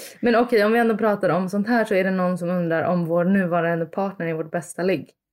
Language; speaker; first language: Swedish; early bilingual, other home language; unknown